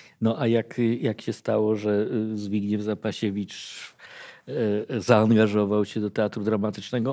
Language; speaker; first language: Polish; native; Polish